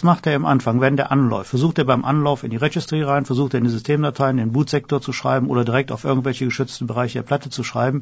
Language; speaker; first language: German; native; German